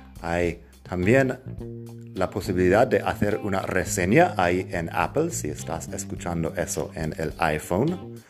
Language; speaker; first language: Spanish; non-native, fluent; English